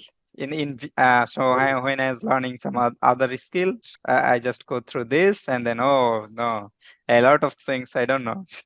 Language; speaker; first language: English; non-native, fluent; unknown